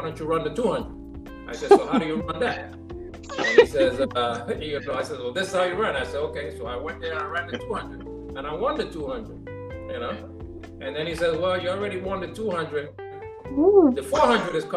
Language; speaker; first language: English; non-native, fluent; Spanish